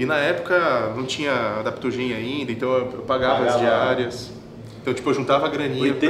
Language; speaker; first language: Portuguese; native; Portuguese